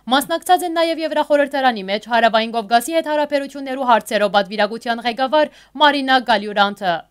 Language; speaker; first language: Armenian; early bilingual, heritage; Armenian